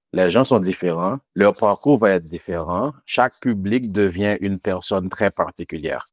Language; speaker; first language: French; non-native, local second language; Haitian Creole